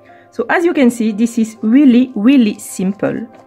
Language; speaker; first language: English; non-native, fluent; French